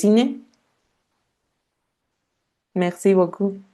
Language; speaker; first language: French; non-native, fluent; Spanish